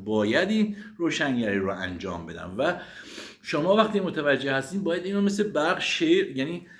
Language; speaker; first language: Persian; native; Persian